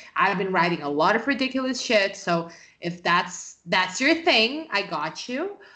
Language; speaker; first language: English; non-native, fluent; Portuguese